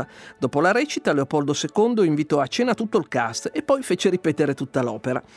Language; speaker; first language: Italian; native; Italian